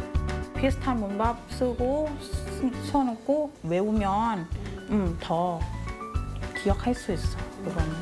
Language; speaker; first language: Korean; non-native, learner; Thai